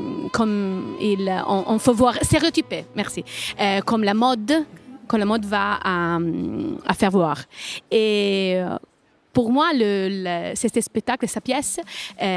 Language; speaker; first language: French; non-native, learner; Italian